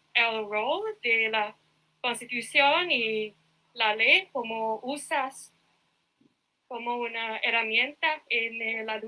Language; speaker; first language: Spanish; non-native, fluent; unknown